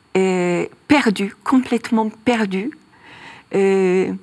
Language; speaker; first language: French; non-native, fluent; Polish